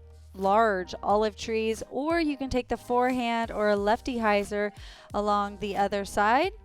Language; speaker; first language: English; native; English